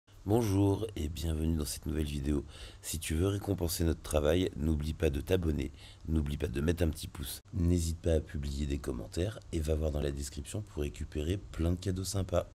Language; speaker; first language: French; native; French